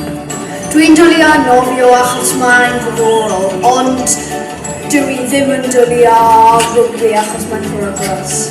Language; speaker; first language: Welsh; non-native, learner; English